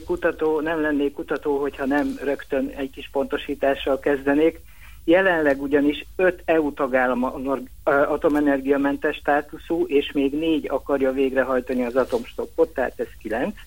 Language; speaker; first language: Hungarian; native; Hungarian